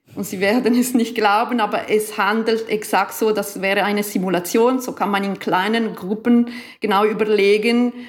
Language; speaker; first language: German; native; German